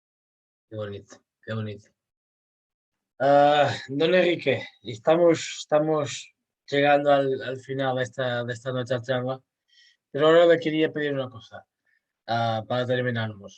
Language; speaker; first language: Spanish; non-native, fluent; Portuguese